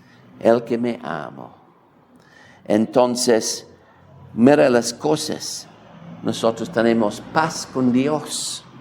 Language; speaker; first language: Spanish; non-native, fluent; English